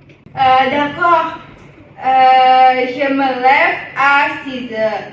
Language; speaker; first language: French; non-native, learner; Indonesian